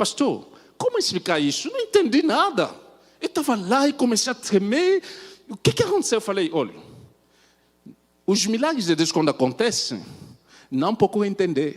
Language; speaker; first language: Portuguese; non-native, fluent; French